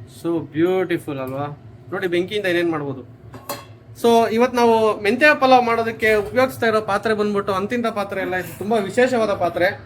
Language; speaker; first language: Kannada; native; Kannada